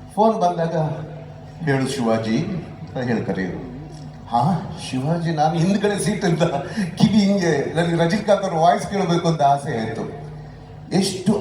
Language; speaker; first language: Kannada; non-native, local second language; Tulu